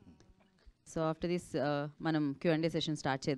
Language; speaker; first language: Telugu; native; Telugu